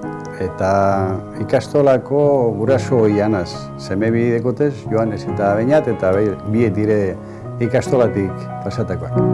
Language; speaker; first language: Basque; native; Basque